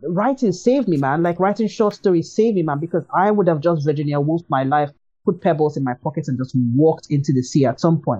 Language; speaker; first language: English; non-native, local second language; Igbo